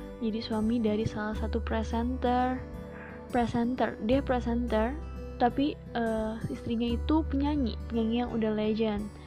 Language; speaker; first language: Indonesian; native; Indonesian